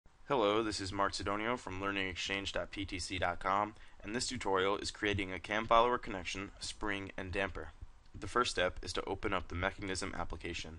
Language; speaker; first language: English; native; English